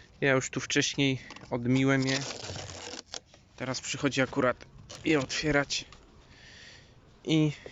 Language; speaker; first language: Polish; native; Polish